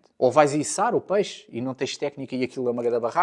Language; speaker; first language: Portuguese; native; Portuguese